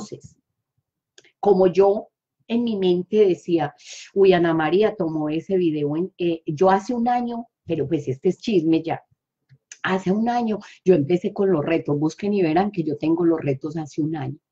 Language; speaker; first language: Spanish; native; Spanish